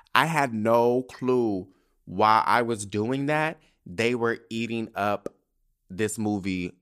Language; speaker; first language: English; native; English